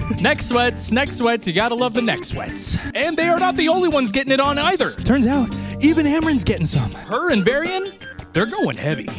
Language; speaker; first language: English; native; English